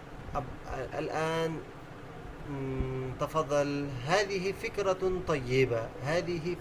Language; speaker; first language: Arabic; non-native, fluent; Urdu